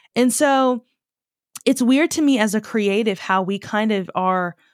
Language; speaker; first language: English; native; English